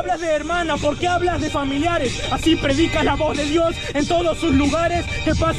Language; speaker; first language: Spanish; native; Spanish